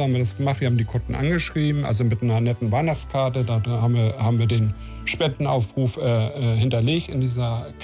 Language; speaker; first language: German; native; German